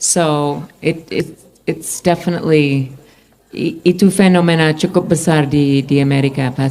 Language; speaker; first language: Indonesian; non-native, fluent; English